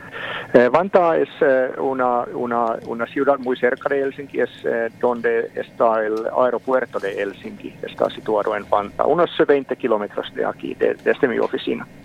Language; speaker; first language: Spanish; non-native, fluent; Finnish